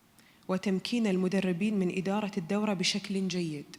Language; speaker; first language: Arabic; native; Arabic